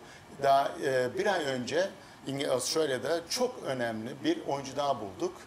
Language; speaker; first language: Turkish; early bilingual, heritage; Turkish